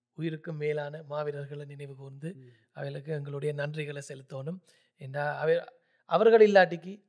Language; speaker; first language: Tamil; early bilingual, heritage; Tamil